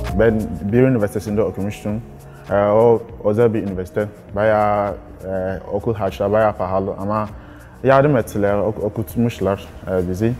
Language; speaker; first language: Turkish; non-native, fluent; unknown